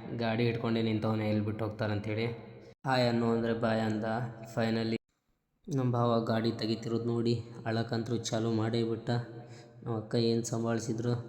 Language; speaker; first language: Kannada; non-native, local second language; Lambadi